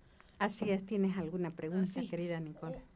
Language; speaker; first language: Spanish; native; Spanish